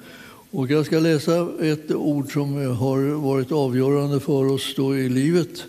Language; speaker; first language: Swedish; native; Swedish